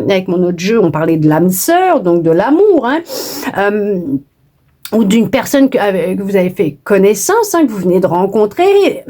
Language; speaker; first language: French; native; French